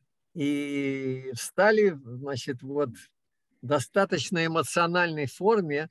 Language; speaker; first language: Russian; native; Russian